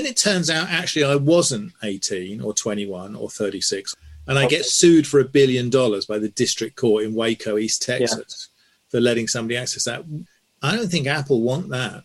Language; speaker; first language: English; native; English